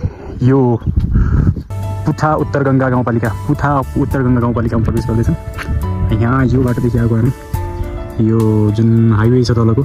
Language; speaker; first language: Nepali; native; Nepali